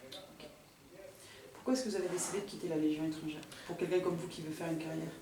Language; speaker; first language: French; native; French